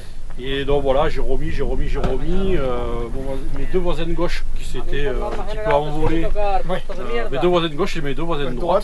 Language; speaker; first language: French; native; French